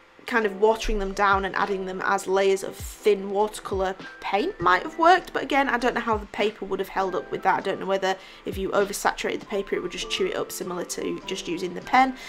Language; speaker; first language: English; native; English